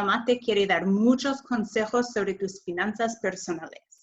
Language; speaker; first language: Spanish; non-native, fluent; English